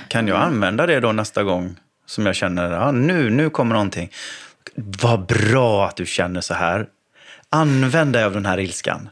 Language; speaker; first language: Swedish; native; Swedish